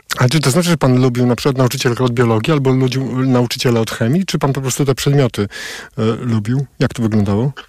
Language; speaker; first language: Polish; native; Polish